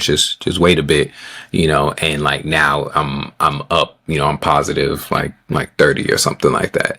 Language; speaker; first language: English; native; English